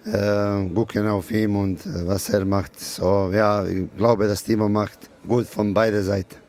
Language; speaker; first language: German; non-native, learner; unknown